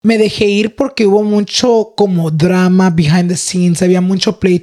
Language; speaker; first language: Spanish; early bilingual, heritage; Spanish